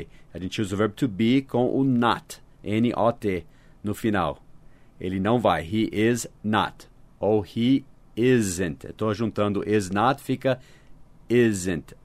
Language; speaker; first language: Portuguese; non-native, fluent; English